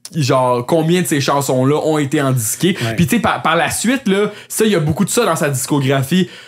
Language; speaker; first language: French; native; French